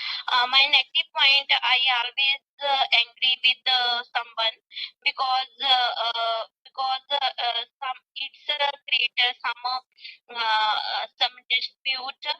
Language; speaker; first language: English; non-native, learner; Punjabi